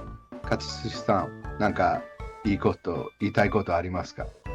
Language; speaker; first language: Japanese; non-native, fluent; English